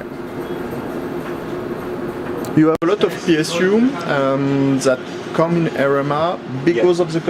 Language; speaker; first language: English; non-native, learner; French